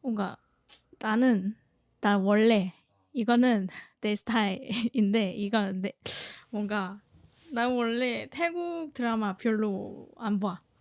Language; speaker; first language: Korean; non-native, fluent; Thai